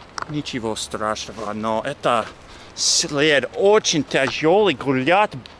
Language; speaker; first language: Russian; non-native, learner; English